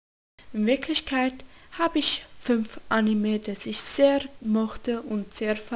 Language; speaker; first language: German; non-native, learner; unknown